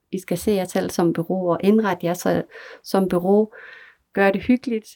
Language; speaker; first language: Danish; non-native, fluent; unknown